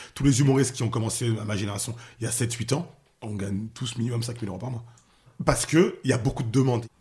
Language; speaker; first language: French; early bilingual, other home language; Haitian Creole